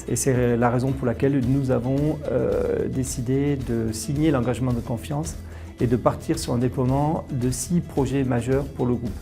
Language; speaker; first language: French; native; French